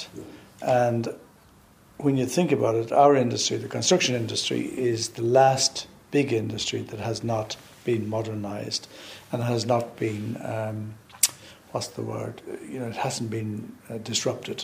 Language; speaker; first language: English; native; English